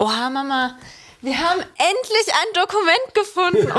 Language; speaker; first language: German; early bilingual, other home language; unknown